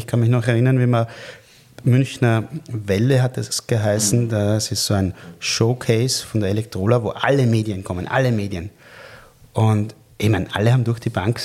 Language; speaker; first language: German; native; German